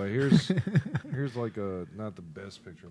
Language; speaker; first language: English; native; English